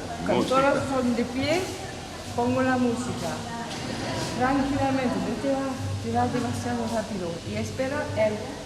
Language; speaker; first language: Spanish; non-native, learner; French